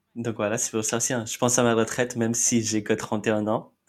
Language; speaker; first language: French; non-native, fluent; Marathi